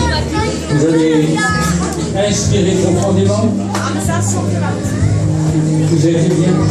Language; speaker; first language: French; native; French